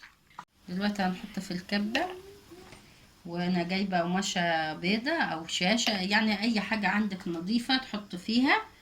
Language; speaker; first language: Arabic; native; Arabic